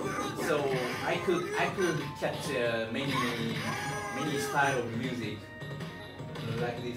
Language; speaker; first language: English; non-native, learner; Japanese